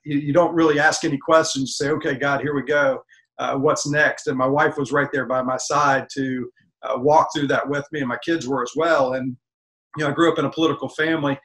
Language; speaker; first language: English; native; English